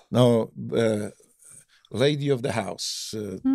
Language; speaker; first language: English; non-native, fluent; Polish